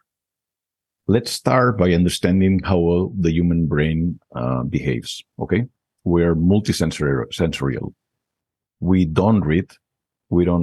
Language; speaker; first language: English; non-native, fluent; Spanish